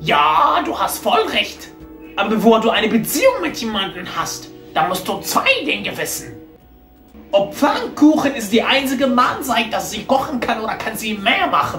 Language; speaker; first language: German; non-native, fluent; Arabic